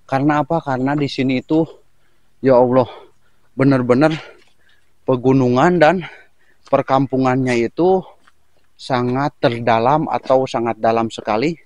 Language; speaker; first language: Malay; non-native, local second language; Sundanese